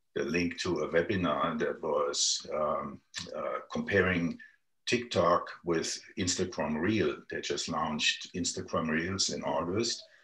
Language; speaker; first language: English; non-native, fluent; German